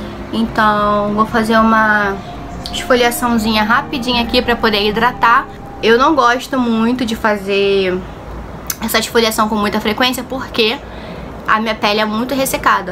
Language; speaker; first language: Portuguese; native; Portuguese